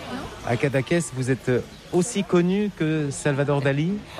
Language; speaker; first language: French; native; French